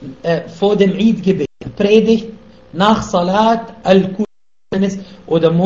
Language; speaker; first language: German; non-native, fluent; Arabic